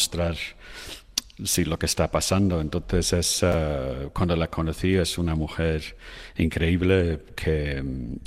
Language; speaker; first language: Spanish; non-native, fluent; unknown